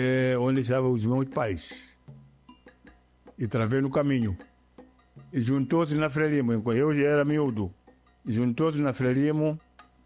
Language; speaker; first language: Portuguese; non-native, local second language; Yao